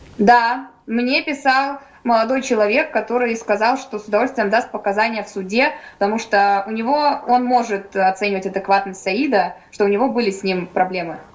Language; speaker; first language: Russian; native; Russian